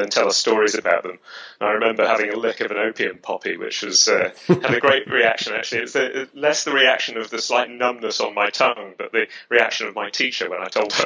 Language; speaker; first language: English; native; English